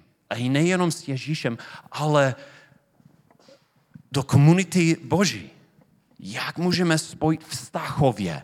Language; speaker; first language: Czech; non-native, fluent; English